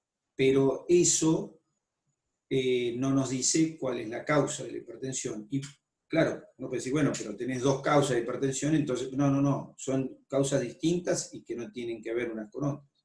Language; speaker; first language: Spanish; native; Spanish